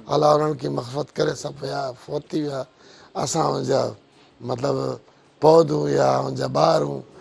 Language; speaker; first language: Sindhi; non-native, local second language; Brahui